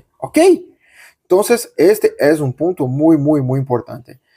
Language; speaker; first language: Spanish; non-native, local second language; Portuguese